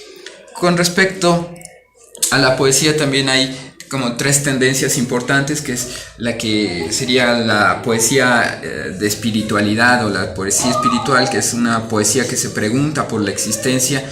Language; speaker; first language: Spanish; native; Spanish